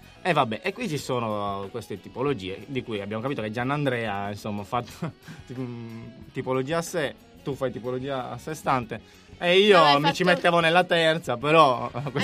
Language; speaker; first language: Italian; native; Italian